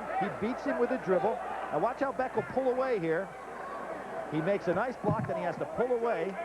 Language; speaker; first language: English; native; English